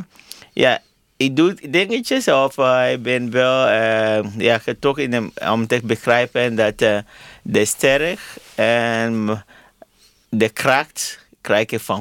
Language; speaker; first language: Dutch; non-native, learner; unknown